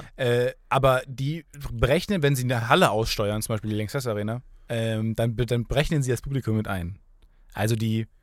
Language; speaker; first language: German; native; German